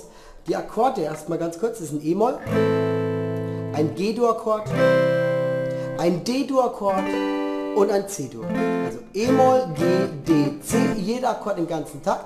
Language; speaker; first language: German; native; German